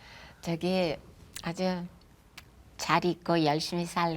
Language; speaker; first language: Korean; non-native, fluent; English